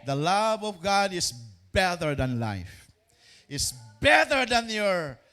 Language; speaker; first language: English; non-native, local second language; Filipino